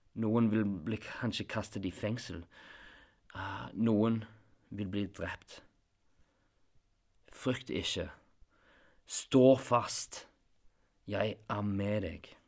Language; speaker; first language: Norwegian; non-native, fluent; English